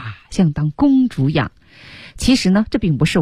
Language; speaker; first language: Chinese; native; Chinese